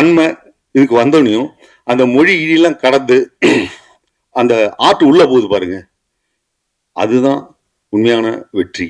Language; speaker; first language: Tamil; native; Tamil